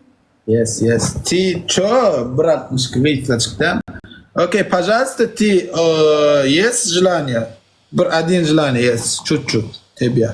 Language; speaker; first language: Russian; non-native, learner; Turkmen